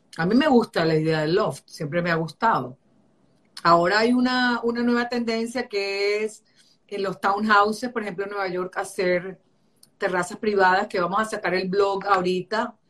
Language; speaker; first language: Spanish; native; Spanish